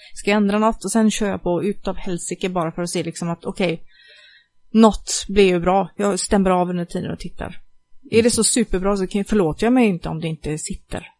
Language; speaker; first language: Swedish; native; Swedish